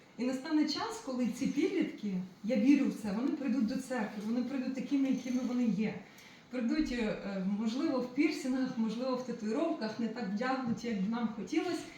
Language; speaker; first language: Ukrainian; non-native, local second language; Russian